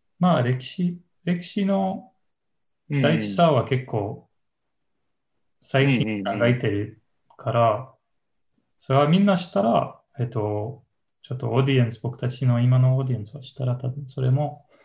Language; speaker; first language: Japanese; non-native, learner; English